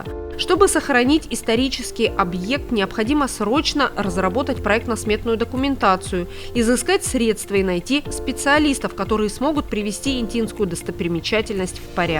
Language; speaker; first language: Russian; native; Russian